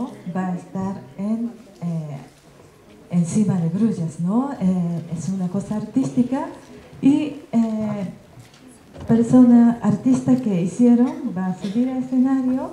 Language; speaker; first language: Spanish; non-native, learner; Japanese